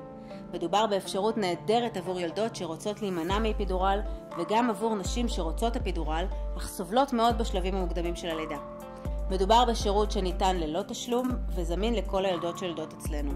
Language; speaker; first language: Hebrew; native; Hebrew